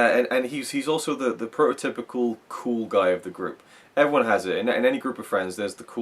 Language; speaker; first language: English; native; English